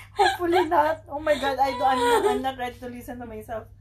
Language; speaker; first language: English; non-native, local second language; Filipino